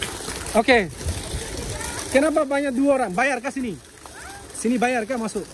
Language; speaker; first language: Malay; non-native, learner; Bangla